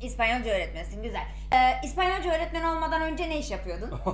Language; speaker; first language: Turkish; native; Turkish